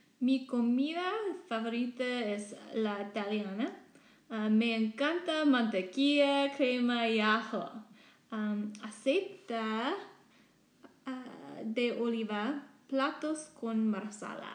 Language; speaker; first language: Spanish; non-native, learner; English